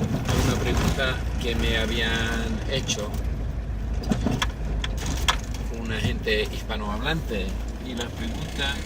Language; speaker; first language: Spanish; non-native, fluent; English